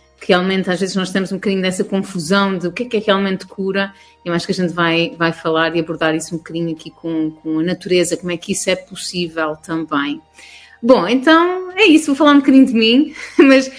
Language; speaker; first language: Portuguese; native; Portuguese